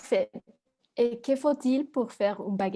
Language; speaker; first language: French; non-native, learner; Spanish